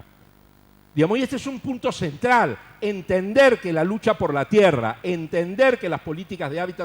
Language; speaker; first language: Spanish; native; Spanish